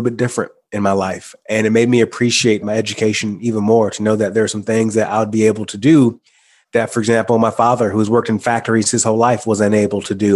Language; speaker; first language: English; native; English